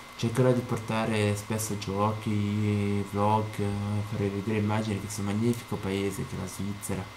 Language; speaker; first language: Italian; native; Italian